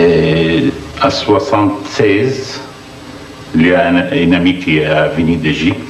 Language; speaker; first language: French; non-native, fluent; Arabic